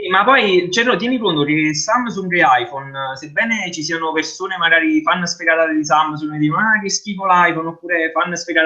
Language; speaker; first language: Italian; native; Italian